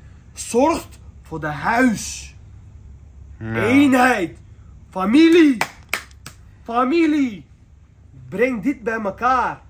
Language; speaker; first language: Dutch; early bilingual, other home language; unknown